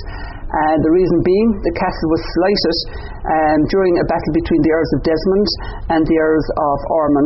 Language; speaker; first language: English; native; English